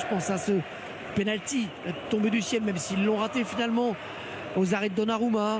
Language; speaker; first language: French; native; French